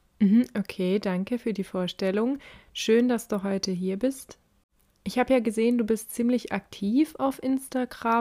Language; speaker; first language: German; native; German